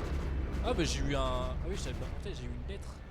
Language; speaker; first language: French; native; French